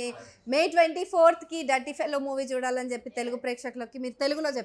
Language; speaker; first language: Telugu; native; Telugu